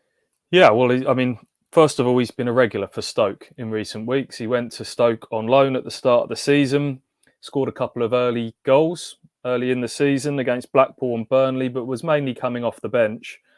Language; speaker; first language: English; native; English